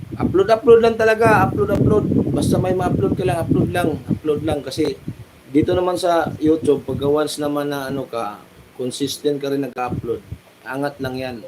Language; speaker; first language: Filipino; native; Filipino